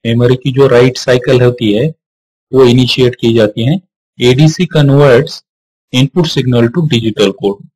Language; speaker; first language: Hindi; non-native, local second language; Marathi